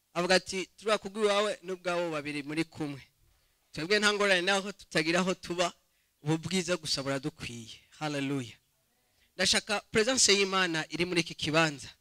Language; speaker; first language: Rundi; native; Rundi